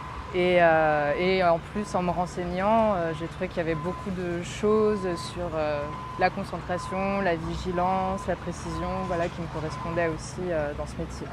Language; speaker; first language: French; native; French